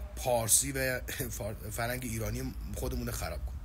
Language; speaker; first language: Persian; native; Persian